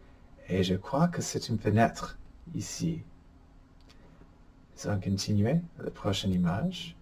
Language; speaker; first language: French; non-native, fluent; English